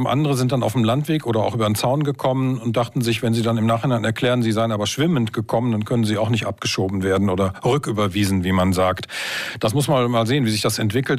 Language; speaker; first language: German; native; German